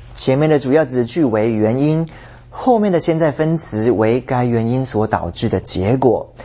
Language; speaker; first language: Chinese; native; Chinese